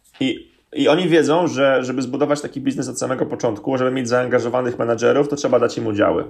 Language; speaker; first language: Polish; native; Polish